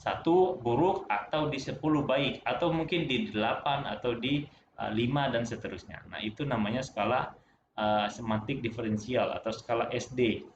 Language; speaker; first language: Indonesian; native; Indonesian